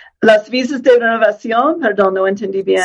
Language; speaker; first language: Spanish; non-native, fluent; English